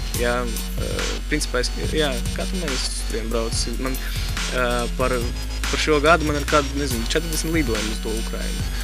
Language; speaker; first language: Latvian; non-native, local second language; Russian